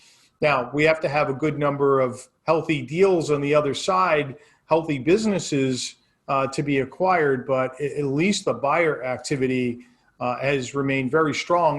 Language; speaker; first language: English; native; English